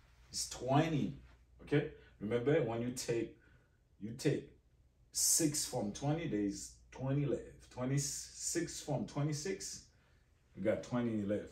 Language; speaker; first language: English; non-native, fluent; Haitian Creole